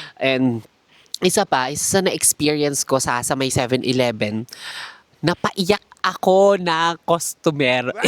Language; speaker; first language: Filipino; native; Filipino